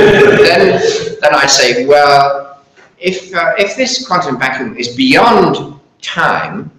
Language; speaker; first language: English; native; English